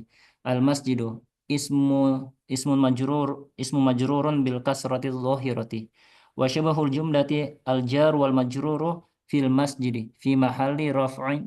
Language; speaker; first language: Arabic; non-native, fluent; Indonesian